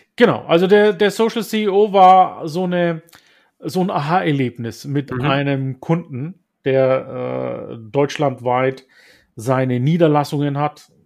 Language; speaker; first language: German; early bilingual, other home language; Turkish